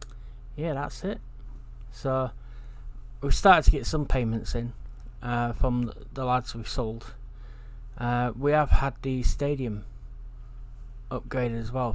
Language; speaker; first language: English; native; English